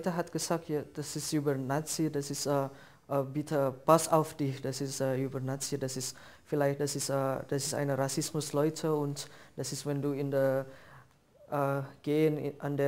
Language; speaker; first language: German; non-native, learner; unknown